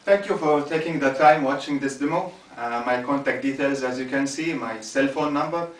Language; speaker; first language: English; non-native, fluent; Arabic